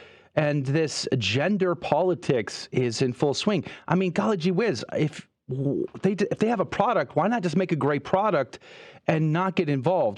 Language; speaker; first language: English; native; English